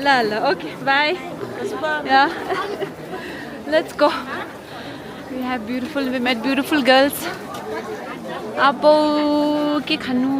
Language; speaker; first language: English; non-native, local second language; Tibetan